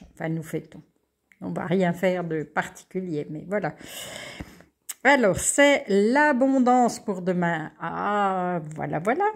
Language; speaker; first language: French; native; French